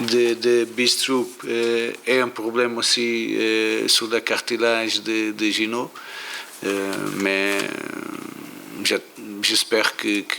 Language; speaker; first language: French; non-native, learner; Portuguese